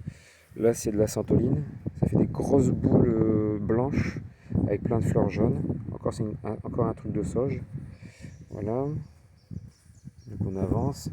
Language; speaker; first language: French; native; French